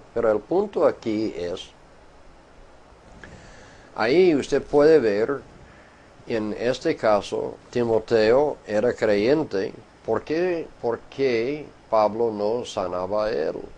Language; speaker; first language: Spanish; non-native, fluent; English